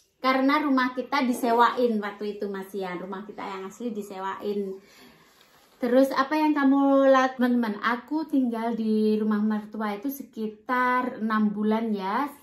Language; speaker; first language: Indonesian; native; Indonesian